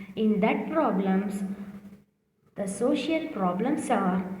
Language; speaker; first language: English; non-native, local second language; Kannada